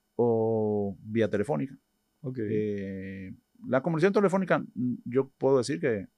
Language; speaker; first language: Spanish; native; Spanish